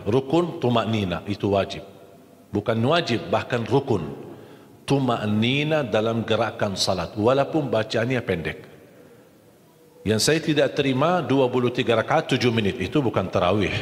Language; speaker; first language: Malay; non-native, fluent; Arabic